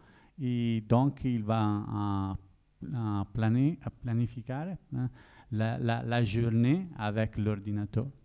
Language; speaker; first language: French; non-native, learner; Italian